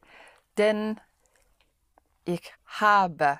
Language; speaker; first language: German; non-native, learner; English